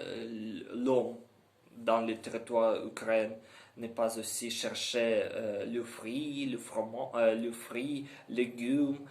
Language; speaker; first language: French; non-native, learner; Ukrainian